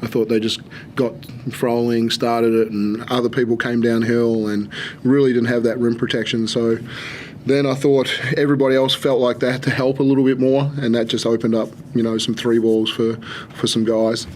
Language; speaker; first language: English; native; English